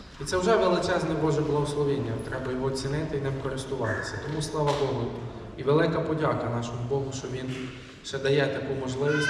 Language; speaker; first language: Ukrainian; native; Ukrainian